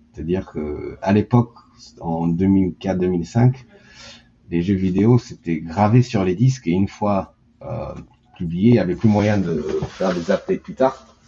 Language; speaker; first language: French; early bilingual, heritage; French